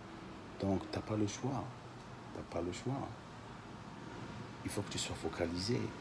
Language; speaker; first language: French; non-native, local second language; Arabic